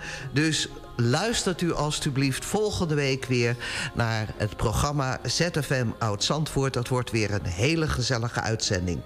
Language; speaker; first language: Dutch; native; Dutch